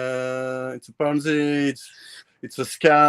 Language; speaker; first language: English; non-native, learner; French